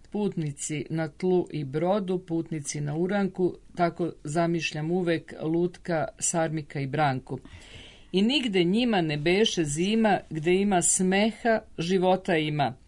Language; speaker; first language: Serbian; native; Serbian